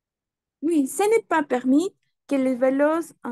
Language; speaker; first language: French; non-native, learner; Spanish